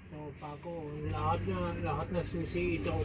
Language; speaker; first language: Filipino; non-native, local second language; Cebuano